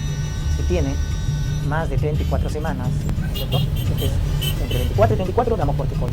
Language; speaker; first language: Spanish; native; Spanish